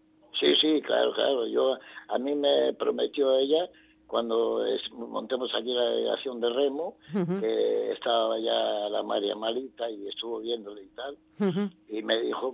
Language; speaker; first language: Spanish; native; Spanish